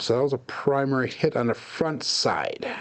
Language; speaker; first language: English; native; English